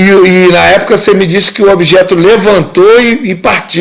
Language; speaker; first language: Portuguese; native; Portuguese